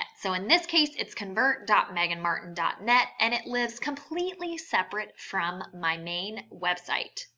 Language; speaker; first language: English; native; English